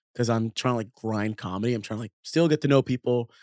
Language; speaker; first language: English; early bilingual, other home language; Arabic